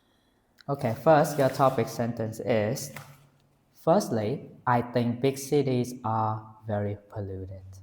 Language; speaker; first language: English; non-native, fluent; Vietnamese